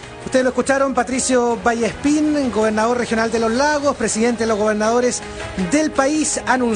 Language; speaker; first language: Spanish; native; Spanish